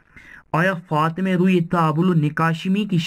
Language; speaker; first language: Persian; non-native, fluent; Urdu